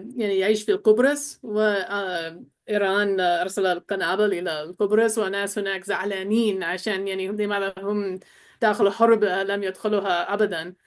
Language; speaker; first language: Arabic; non-native, learner; English